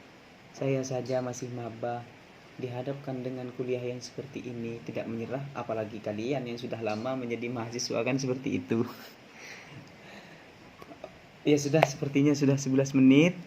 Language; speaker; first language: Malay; non-native, local second language; Madurese